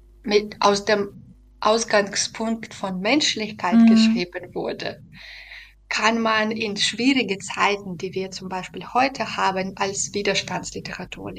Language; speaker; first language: German; non-native, fluent; Belarusian